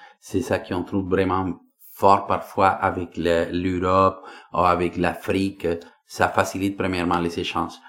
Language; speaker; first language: French; non-native, fluent; Spanish